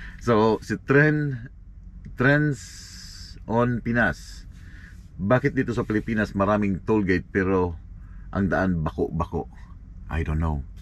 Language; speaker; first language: Filipino; non-native, local second language; Cebuano